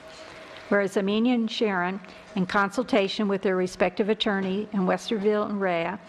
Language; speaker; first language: English; native; English